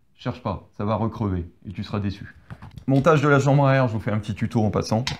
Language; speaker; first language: French; native; French